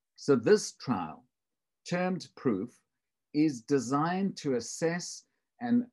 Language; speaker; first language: English; native; English